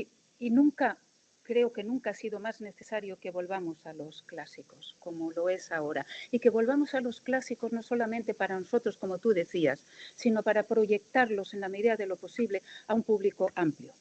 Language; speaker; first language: Spanish; native; Spanish